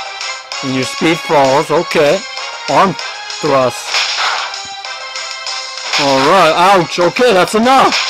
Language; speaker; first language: English; native; English